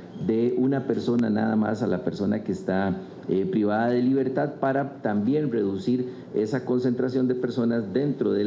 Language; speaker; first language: Spanish; native; Spanish